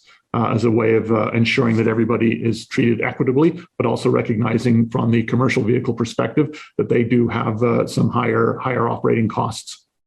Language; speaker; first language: English; native; English